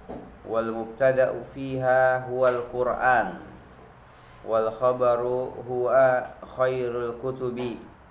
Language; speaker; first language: Arabic; non-native, fluent; Indonesian